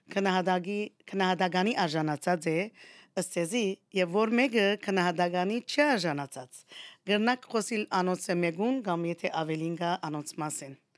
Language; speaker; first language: Armenian; early bilingual, heritage; Armenian